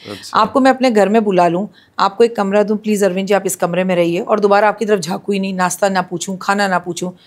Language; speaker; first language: Hindi; native; Hindi